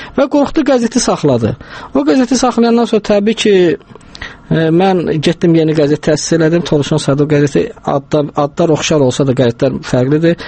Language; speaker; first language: Azerbaijani; non-native, local second language; Talysh